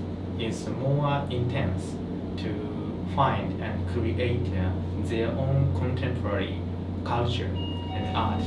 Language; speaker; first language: English; non-native, learner; Japanese